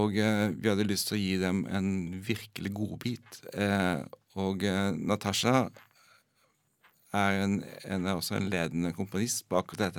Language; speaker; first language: Norwegian; native; Norwegian